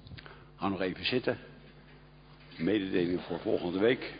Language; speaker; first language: Dutch; native; Dutch